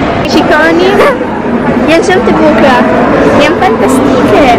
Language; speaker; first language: Albanian; early bilingual, heritage; Albanian